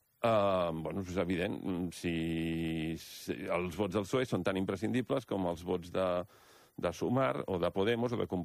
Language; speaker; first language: Catalan; native; Catalan